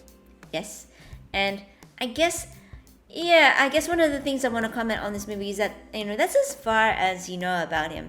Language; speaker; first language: English; native; English